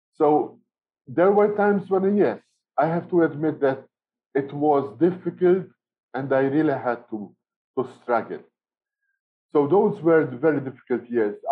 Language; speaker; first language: English; non-native, fluent; Maltese